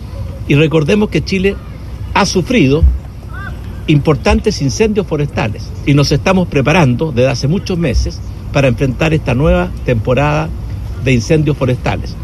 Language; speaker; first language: Spanish; native; Spanish